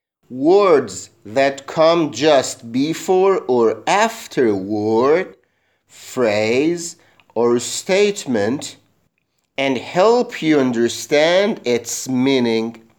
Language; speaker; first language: English; non-native, fluent; Persian